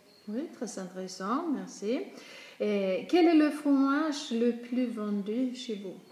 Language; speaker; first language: French; non-native, learner; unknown